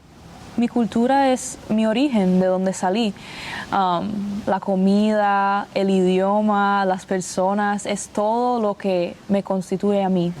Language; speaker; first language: Spanish; early bilingual, other home language; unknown